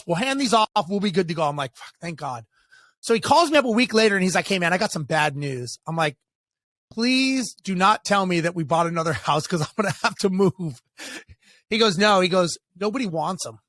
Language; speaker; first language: English; native; English